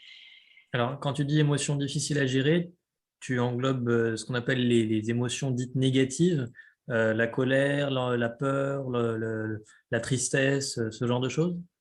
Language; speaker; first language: French; native; French